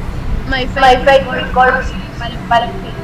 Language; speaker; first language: English; non-native, learner; Spanish